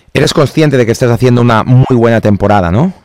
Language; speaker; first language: Spanish; native; Spanish